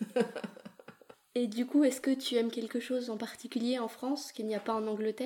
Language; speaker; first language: French; native; French